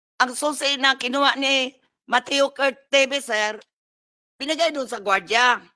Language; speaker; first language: Filipino; non-native, local second language; Cebuano